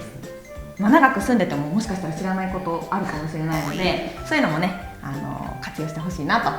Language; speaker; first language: Japanese; native; Japanese